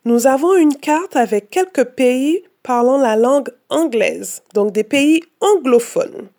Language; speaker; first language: French; non-native, fluent; English